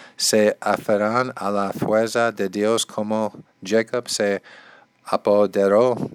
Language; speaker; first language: Spanish; non-native, learner; English